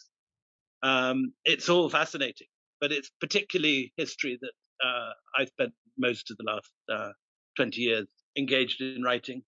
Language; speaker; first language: English; native; English